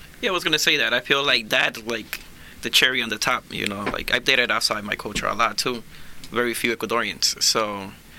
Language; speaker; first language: English; early bilingual, other home language; Spanish